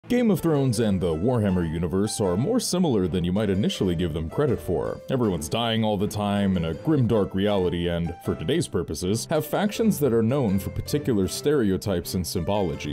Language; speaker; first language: English; native; English